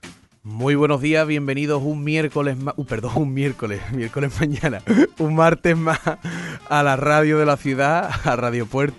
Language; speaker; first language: Spanish; native; Spanish